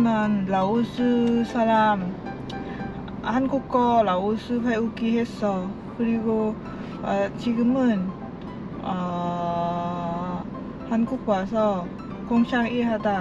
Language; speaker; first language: Korean; non-native, learner; Lao